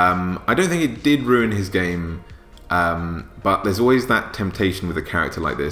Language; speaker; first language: English; native; English